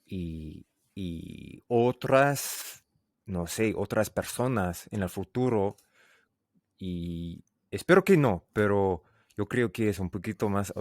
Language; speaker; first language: Spanish; non-native, learner; English